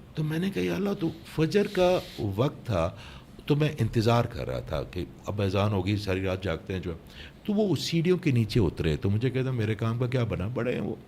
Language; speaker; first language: Urdu; non-native, local second language; Pashto